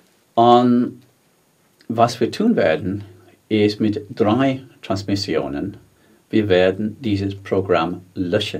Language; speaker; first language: German; non-native, fluent; English